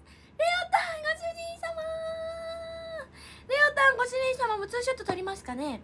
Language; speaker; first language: Japanese; native; Japanese